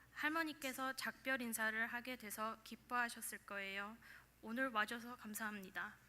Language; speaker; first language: Korean; early bilingual, other home language; English